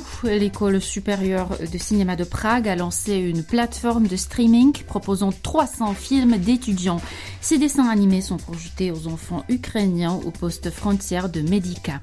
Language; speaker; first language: French; native; French